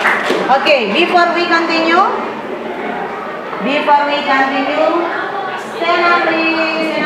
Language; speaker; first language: English; non-native, fluent; Indonesian